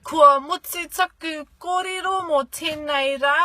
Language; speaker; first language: Māori; non-native, learner; English